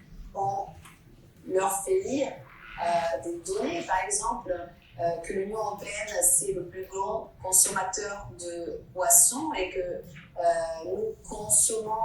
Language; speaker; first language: French; non-native, fluent; Italian